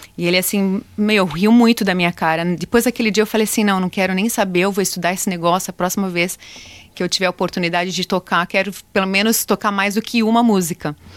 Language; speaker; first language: Portuguese; native; Portuguese